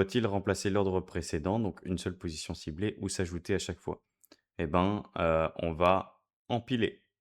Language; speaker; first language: French; native; French